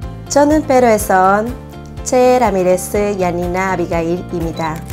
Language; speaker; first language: Korean; non-native, fluent; Spanish